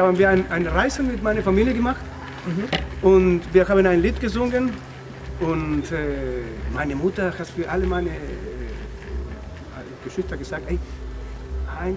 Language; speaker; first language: German; non-native, learner; Spanish